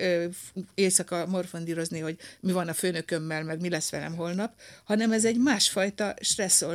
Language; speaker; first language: Hungarian; native; Hungarian